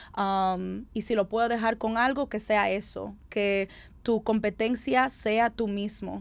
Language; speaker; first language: Spanish; early bilingual, heritage; Spanish